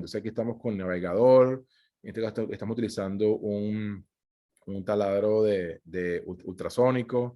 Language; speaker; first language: Spanish; native; Spanish